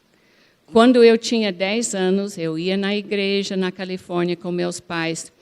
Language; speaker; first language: Portuguese; non-native, fluent; English